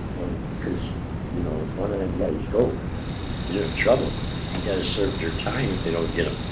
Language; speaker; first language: English; native; English